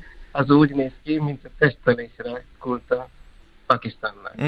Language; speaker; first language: Hungarian; non-native, fluent; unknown